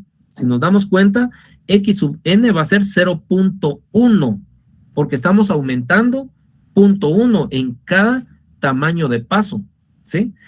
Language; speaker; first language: Spanish; native; Spanish